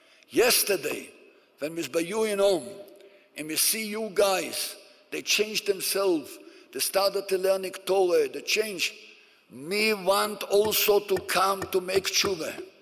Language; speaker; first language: English; non-native, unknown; Hebrew